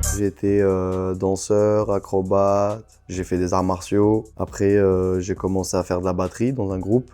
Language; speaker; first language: French; non-native, local second language; Arabic